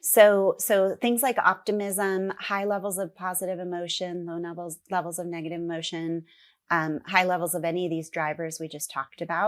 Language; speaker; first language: English; native; English